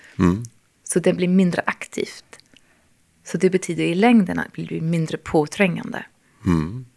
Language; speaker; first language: Swedish; non-native, fluent; English